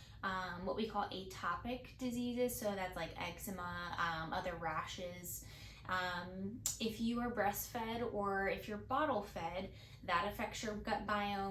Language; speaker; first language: English; native; English